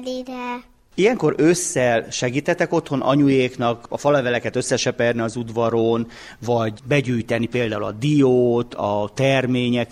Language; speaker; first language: Hungarian; native; Hungarian